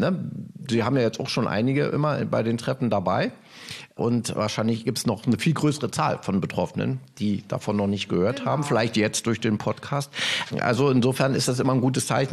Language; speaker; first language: German; native; German